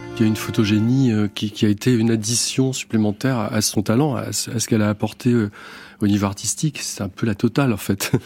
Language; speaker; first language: French; native; French